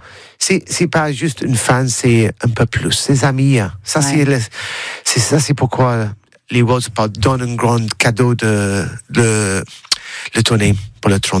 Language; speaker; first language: French; non-native, learner; English